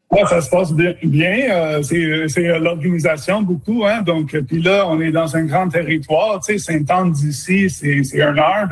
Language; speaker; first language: French; native; French